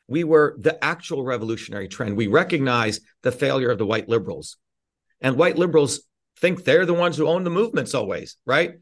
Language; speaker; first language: English; early bilingual, other home language; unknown